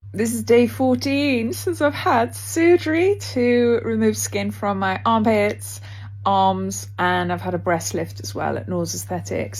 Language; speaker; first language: English; native; English